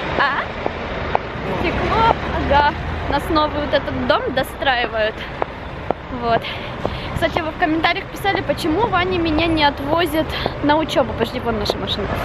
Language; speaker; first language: Russian; early bilingual, heritage; Russian